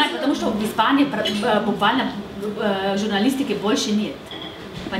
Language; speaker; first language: Russian; non-native, fluent; Slovenian